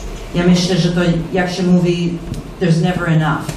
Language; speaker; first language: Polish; early bilingual, heritage; English